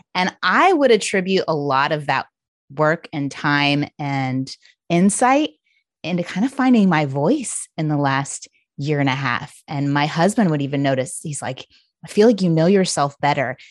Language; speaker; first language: English; native; English